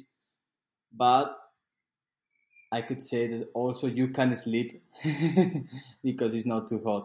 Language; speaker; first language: English; non-native, fluent; Spanish